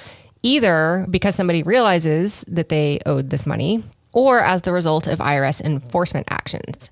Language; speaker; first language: English; native; English